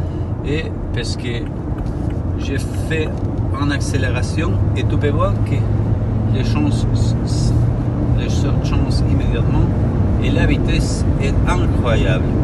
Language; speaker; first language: French; non-native, learner; Spanish